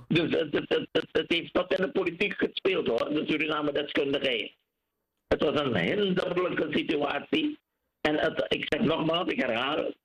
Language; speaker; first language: Dutch; native; Dutch